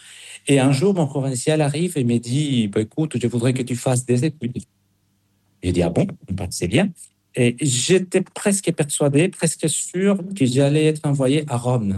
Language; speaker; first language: French; non-native, fluent; Spanish